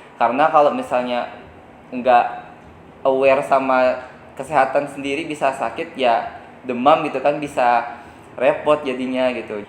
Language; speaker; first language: Indonesian; native; Indonesian